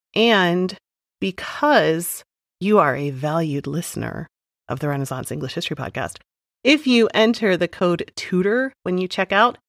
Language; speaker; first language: English; native; English